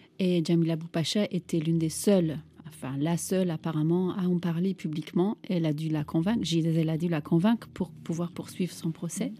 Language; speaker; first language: French; non-native, fluent; Turkish